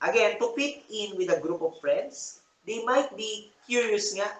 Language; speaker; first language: English; non-native, local second language; Filipino